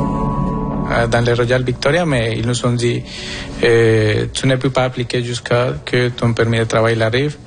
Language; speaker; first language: French; non-native, fluent; Spanish